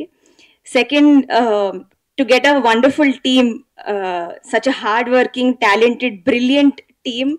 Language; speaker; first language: Tamil; non-native, fluent; Telugu